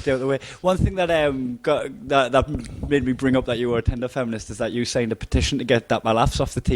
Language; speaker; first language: English; native; English